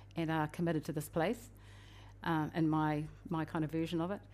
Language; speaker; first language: English; native; English